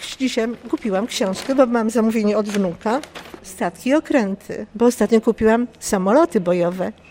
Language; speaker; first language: Polish; native; Polish